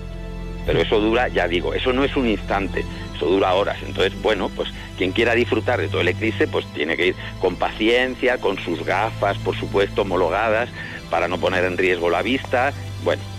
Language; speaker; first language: Spanish; native; Spanish